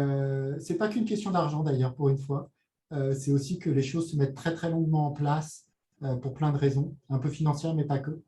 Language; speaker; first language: French; native; French